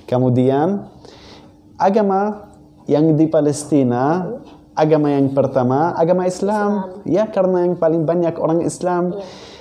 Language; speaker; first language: Indonesian; non-native, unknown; Arabic